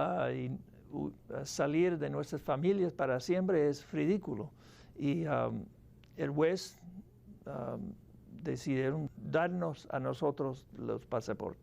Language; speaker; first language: Spanish; non-native, fluent; English